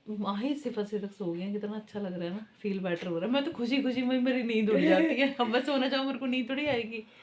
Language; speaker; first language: Hindi; non-native, local second language; Punjabi